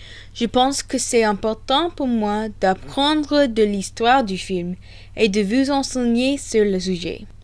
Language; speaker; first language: French; non-native, learner; English